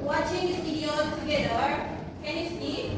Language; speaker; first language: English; non-native, learner; Indonesian